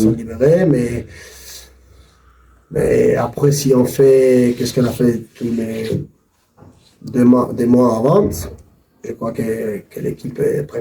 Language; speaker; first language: French; non-native, learner; Spanish